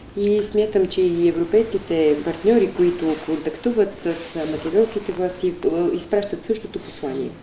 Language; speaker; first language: Bulgarian; native; Bulgarian